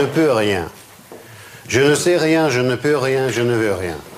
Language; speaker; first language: French; non-native, fluent; Russian